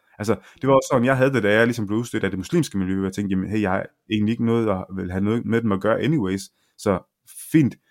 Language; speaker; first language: Danish; early bilingual, other home language; Arabic